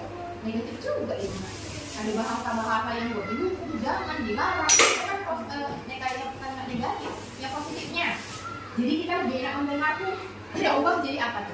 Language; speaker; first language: Indonesian; native; Indonesian